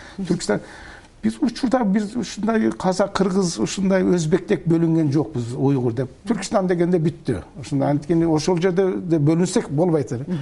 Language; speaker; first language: Kyrgyz; early bilingual, heritage; Kyrgyz